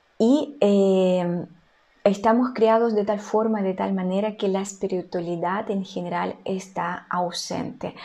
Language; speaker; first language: Spanish; non-native, fluent; Russian